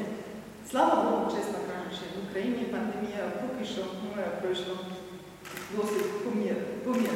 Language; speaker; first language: Ukrainian; non-native, learner; German